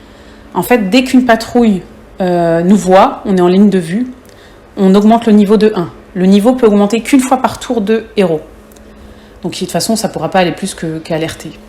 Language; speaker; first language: French; native; French